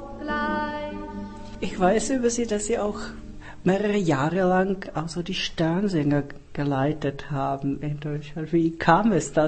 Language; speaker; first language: German; non-native, fluent; Czech